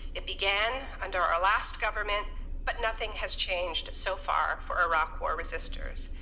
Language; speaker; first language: English; native; English